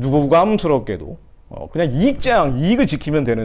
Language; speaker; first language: Korean; native; Korean